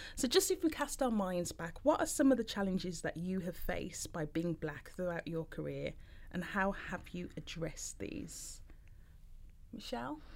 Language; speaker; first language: English; native; English